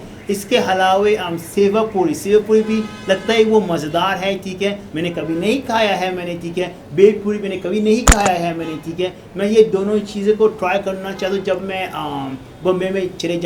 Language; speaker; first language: Hindi; non-native, learner; Arabic